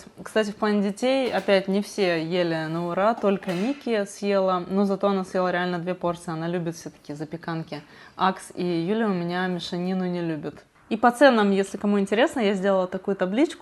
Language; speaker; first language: Russian; native; Russian